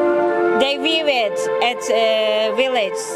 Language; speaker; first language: English; non-native, fluent; Turkish